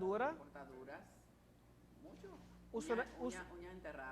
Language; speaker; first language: Spanish; native; Spanish